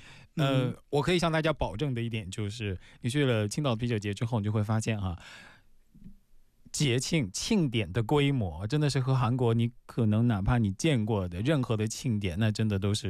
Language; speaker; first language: Chinese; native; Chinese